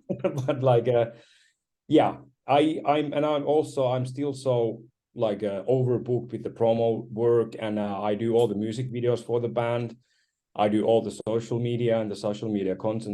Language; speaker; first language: English; non-native, fluent; Finnish